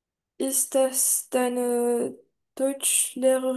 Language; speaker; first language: German; non-native, learner; French